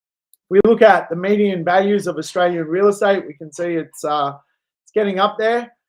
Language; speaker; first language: English; native; English